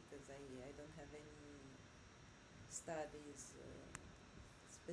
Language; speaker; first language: English; non-native, fluent; Romanian